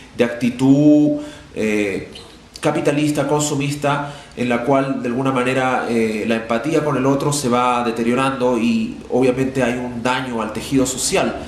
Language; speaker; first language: Spanish; native; Spanish